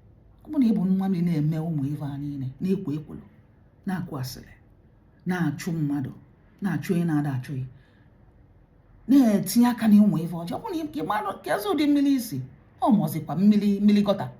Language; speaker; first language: Igbo; native; Igbo